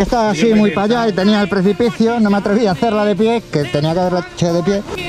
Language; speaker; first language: Spanish; native; Spanish